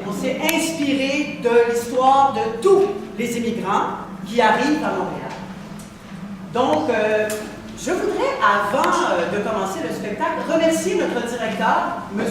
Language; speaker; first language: French; native; French